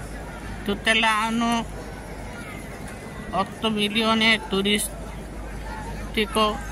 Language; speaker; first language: Italian; non-native, learner; Bangla